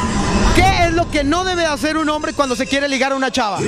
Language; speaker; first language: Spanish; native; Spanish